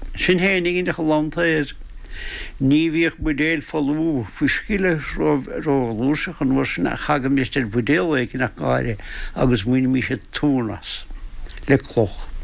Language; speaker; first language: Irish; native; Irish